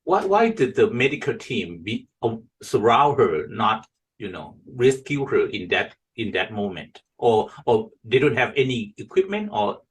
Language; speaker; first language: English; non-native, fluent; Thai